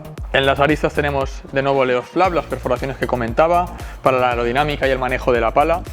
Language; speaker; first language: Spanish; native; Spanish